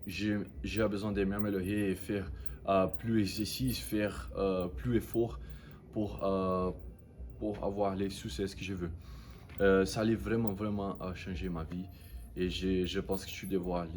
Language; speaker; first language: French; non-native, learner; Portuguese